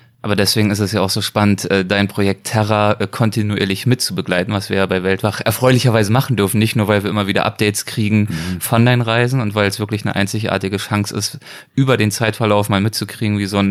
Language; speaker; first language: German; native; German